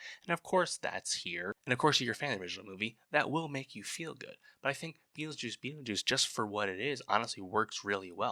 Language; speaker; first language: English; native; English